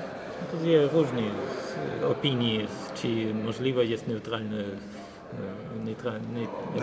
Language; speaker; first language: Polish; non-native, learner; Ukrainian